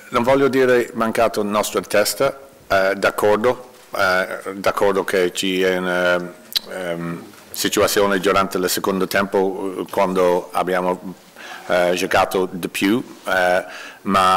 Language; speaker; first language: Italian; non-native, learner; English